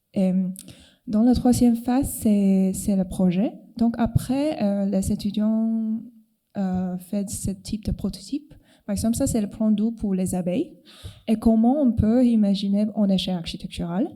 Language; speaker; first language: French; non-native, fluent; Cantonese